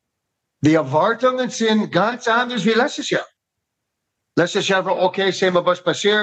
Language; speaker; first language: German; non-native, fluent; English